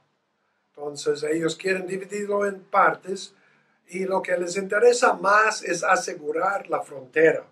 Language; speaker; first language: Spanish; non-native, fluent; English